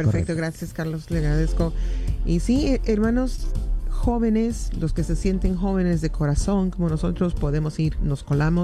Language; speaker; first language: Spanish; native; Spanish